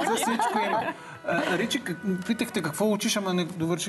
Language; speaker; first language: Bulgarian; native; Bulgarian